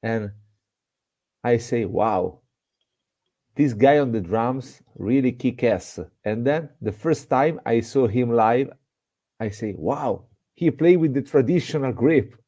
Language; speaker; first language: English; non-native, fluent; Italian